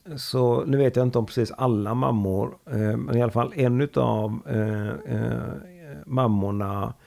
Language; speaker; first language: Swedish; native; Swedish